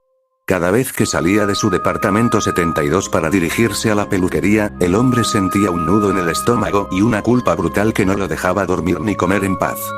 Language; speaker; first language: Spanish; native; Spanish